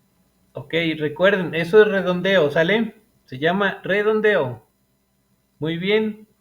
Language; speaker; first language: Spanish; native; Spanish